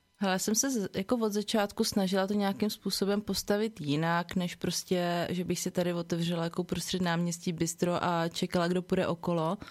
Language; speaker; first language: Czech; early bilingual, other home language; Vietnamese